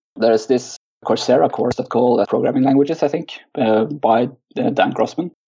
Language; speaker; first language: English; non-native, fluent; Norwegian